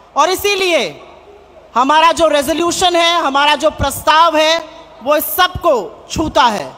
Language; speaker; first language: Hindi; native; Hindi